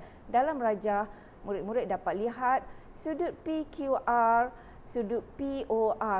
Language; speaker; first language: Malay; native; Malay